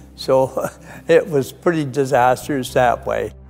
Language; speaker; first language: English; native; English